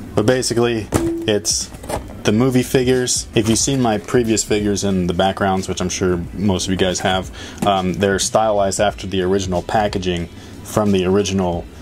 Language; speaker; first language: English; native; English